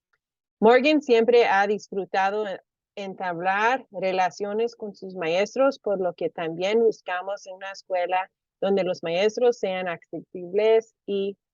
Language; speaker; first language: Spanish; early bilingual, heritage; Spanish